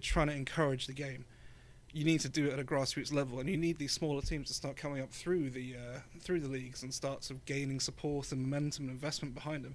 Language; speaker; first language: English; native; English